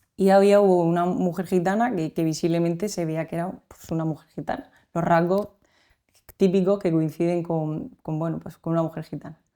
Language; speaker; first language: Spanish; native; Spanish